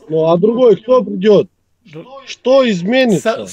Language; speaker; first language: Russian; native; Russian